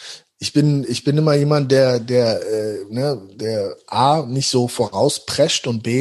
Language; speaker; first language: German; native; German